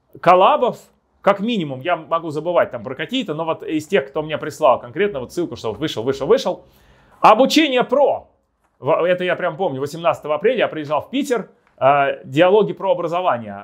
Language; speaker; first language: Russian; native; Russian